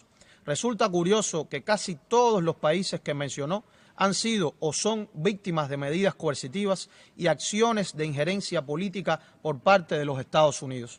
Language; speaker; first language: Spanish; native; Spanish